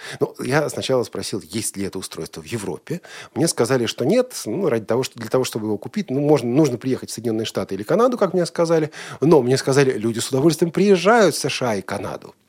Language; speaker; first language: Russian; native; Russian